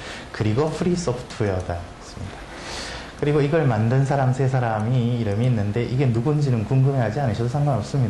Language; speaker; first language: Korean; native; Korean